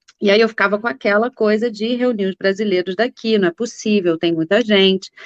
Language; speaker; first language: Portuguese; native; Portuguese